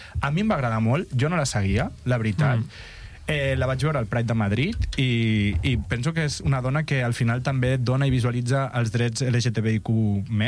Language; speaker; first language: Catalan; non-native, local second language; Spanish